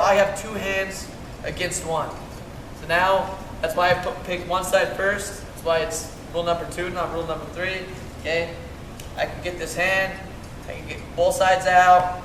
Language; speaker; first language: English; native; English